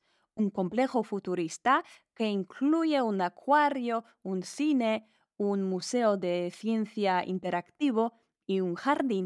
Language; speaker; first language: Spanish; non-native, fluent; Polish